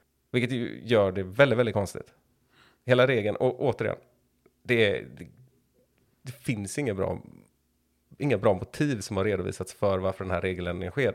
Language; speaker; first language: Swedish; native; Swedish